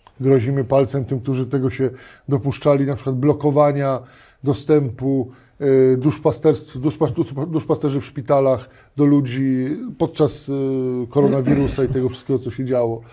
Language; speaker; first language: Polish; native; Polish